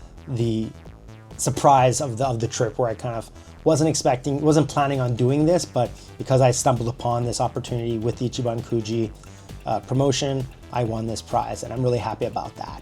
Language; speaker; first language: English; native; English